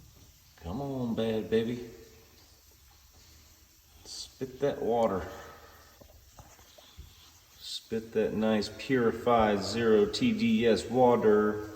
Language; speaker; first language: English; native; English